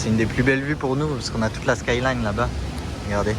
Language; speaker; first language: French; native; French